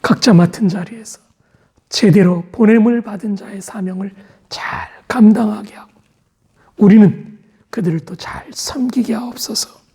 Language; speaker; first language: Korean; native; Korean